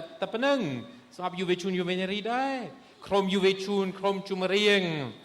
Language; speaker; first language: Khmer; non-native, fluent; French